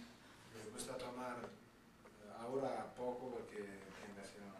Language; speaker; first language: Spanish; non-native, learner; Italian